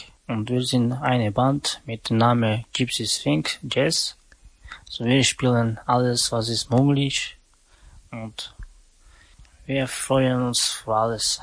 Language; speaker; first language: German; non-native, learner; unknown